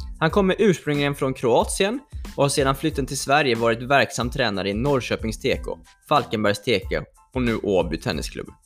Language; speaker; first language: Swedish; native; Swedish